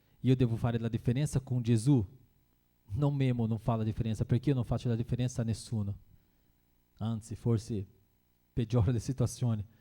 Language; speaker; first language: Italian; non-native, fluent; Portuguese